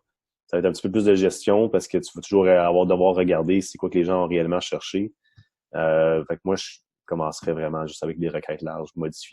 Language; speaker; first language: French; non-native, local second language; English